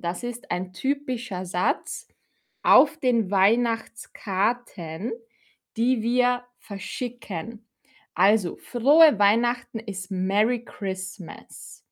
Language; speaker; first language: German; non-native, fluent; Filipino